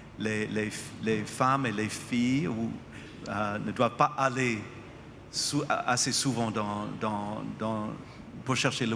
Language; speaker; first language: French; non-native, fluent; English